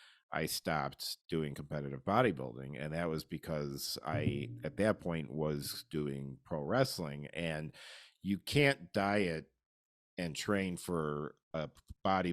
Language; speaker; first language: English; native; English